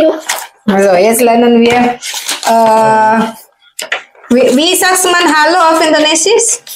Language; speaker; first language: German; non-native, learner; Indonesian